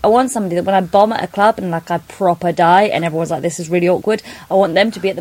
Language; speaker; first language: English; non-native, local second language; Polish